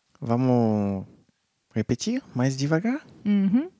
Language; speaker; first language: Portuguese; non-native, fluent; French